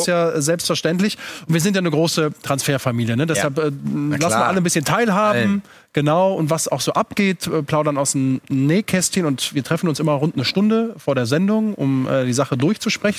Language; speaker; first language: German; native; German